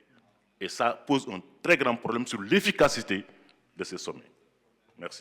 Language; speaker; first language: French; non-native, local second language; Wolof